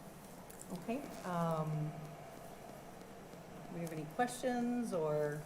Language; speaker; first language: English; native; English